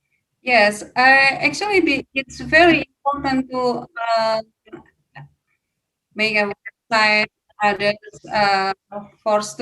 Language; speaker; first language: English; non-native, fluent; Indonesian